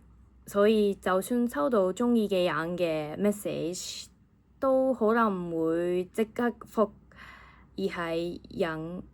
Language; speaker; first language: Cantonese; non-native, fluent; Japanese